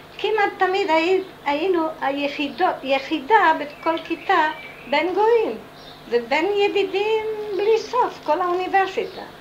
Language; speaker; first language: Hebrew; non-native, fluent; Italian